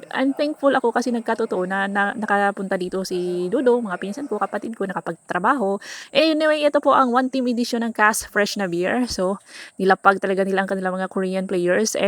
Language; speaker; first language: Filipino; non-native, local second language; Cebuano